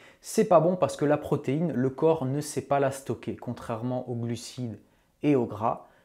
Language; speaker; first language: French; native; French